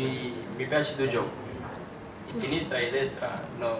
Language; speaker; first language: Italian; non-native, learner; Romanian